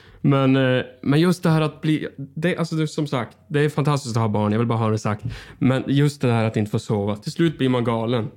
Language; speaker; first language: Swedish; native; Swedish